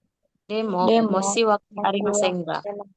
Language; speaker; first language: Japanese; non-native, learner; Indonesian